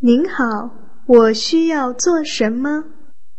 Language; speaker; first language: Chinese; non-native, fluent; Vietnamese